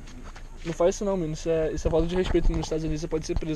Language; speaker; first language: Portuguese; native; Portuguese